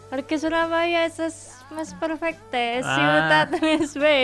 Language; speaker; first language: Catalan; non-native, learner; Indonesian